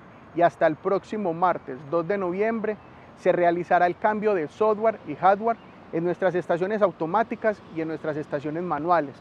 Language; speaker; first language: Spanish; native; Spanish